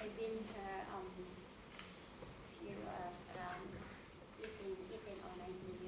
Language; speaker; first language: English; non-native, learner; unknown